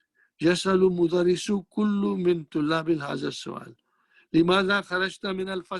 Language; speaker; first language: Arabic; non-native, fluent; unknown